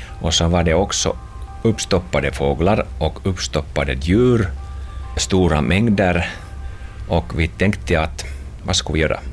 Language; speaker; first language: Swedish; non-native, local second language; Finnish